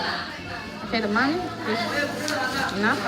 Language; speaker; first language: English; non-native, learner; Chinese